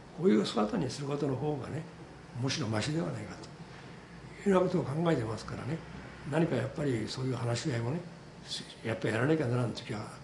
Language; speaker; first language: Japanese; native; Japanese